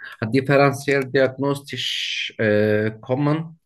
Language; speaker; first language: German; non-native, learner; Turkish